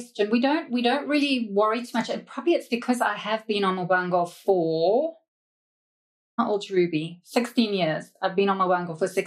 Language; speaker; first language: English; native; English